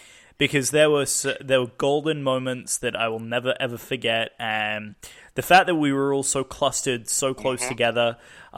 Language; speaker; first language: English; native; English